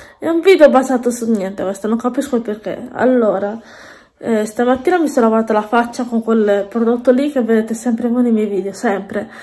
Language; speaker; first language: Italian; native; Italian